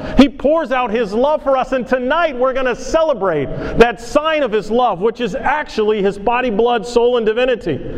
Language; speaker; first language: English; native; English